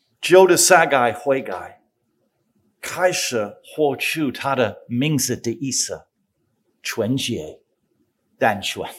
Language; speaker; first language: Chinese; non-native, fluent; English